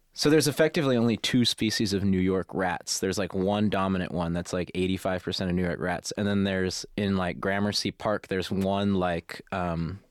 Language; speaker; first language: English; native; English